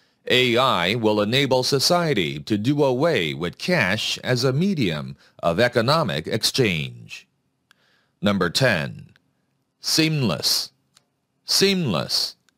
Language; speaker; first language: English; non-native, fluent; Korean